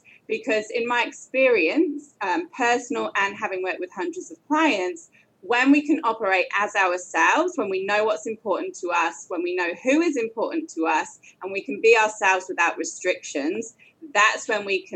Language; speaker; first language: English; native; English